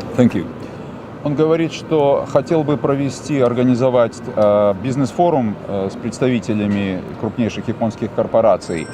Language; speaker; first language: Russian; native; Russian